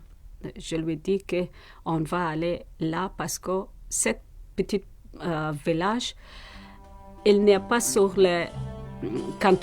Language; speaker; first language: French; non-native, learner; Persian